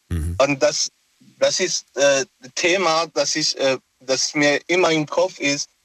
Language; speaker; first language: German; non-native, local second language; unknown